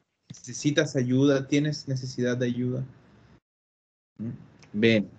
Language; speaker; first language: Spanish; non-native, fluent; Italian